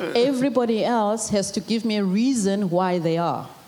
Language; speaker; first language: English; non-native, local second language; Zulu